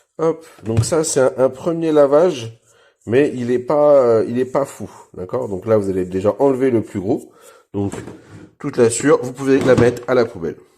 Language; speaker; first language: French; native; French